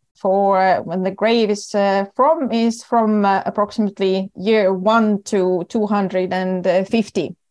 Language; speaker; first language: English; non-native, fluent; Estonian